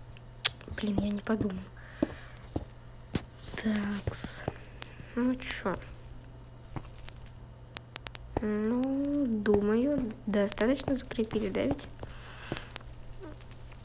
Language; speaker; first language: Russian; native; Russian